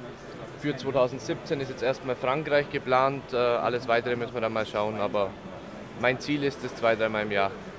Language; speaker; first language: German; native; German